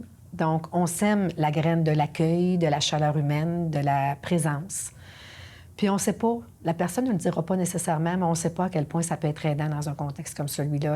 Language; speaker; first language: French; native; French